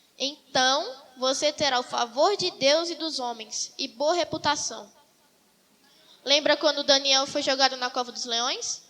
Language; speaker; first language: Portuguese; native; Portuguese